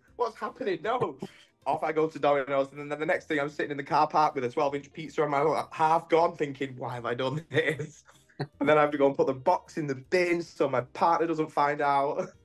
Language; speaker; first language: English; native; English